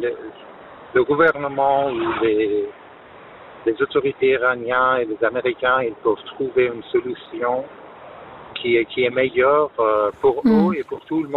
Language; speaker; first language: French; non-native, fluent; Persian